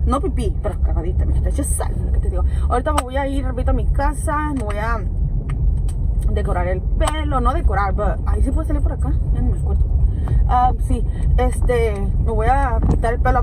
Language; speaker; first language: Spanish; early bilingual, heritage; Spanish